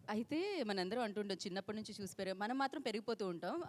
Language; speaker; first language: Telugu; native; Telugu